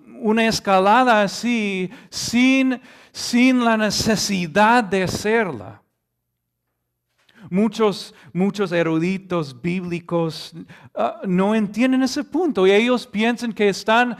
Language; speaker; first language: Spanish; non-native, fluent; English